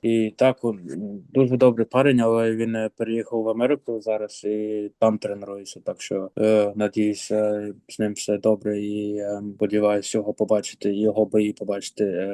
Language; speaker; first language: Ukrainian; early bilingual, heritage; Ukrainian